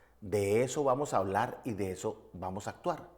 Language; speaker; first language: Spanish; native; Spanish